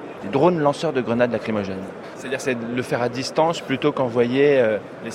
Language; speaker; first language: French; native; French